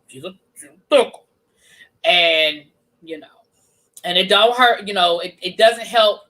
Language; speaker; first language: English; native; English